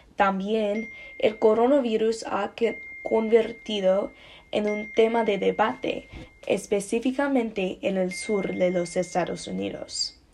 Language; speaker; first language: Spanish; non-native, learner; English